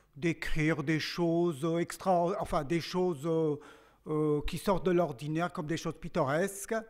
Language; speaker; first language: French; non-native, local second language; Armenian